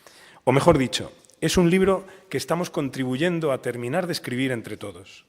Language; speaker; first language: Spanish; native; Spanish